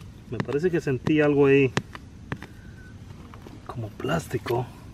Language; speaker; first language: Spanish; native; Spanish